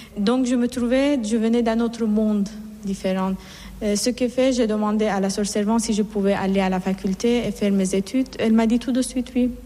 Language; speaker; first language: French; non-native, fluent; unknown